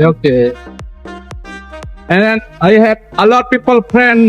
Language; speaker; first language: English; non-native, learner; Indonesian